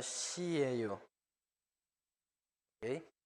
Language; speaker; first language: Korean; non-native, fluent; Spanish